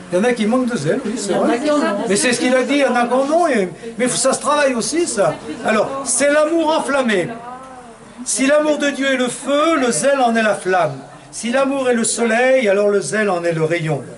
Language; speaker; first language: French; native; French